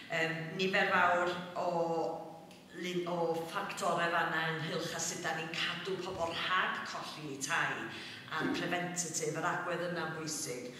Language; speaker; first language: Welsh; native; Welsh